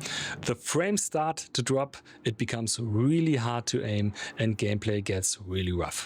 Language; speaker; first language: English; non-native, fluent; German